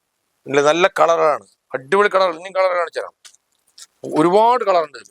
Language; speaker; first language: Malayalam; native; Malayalam